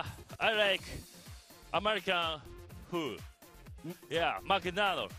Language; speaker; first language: English; non-native, learner; Japanese